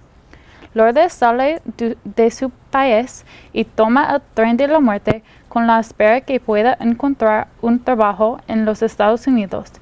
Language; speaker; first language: Spanish; non-native, learner; English